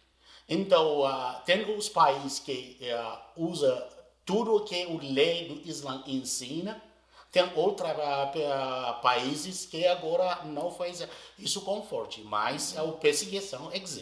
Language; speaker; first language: Portuguese; non-native, learner; Arabic